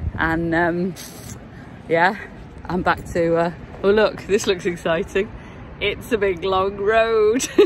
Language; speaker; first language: English; native; English